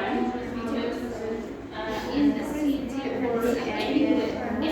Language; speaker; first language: English; non-native, learner; Uzbek